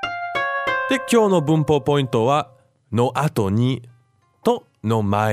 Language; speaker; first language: Japanese; non-native, fluent; English